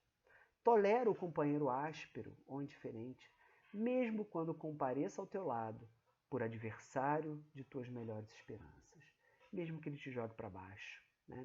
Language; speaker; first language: Portuguese; native; Portuguese